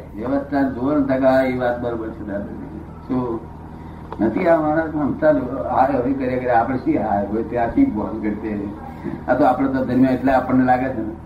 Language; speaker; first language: Gujarati; native; Gujarati